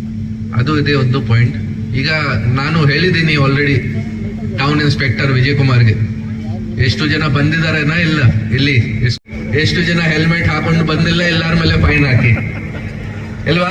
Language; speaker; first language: Kannada; non-native, fluent; Hindi